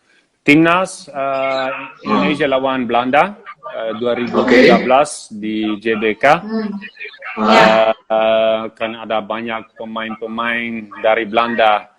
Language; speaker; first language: Indonesian; non-native, fluent; Dutch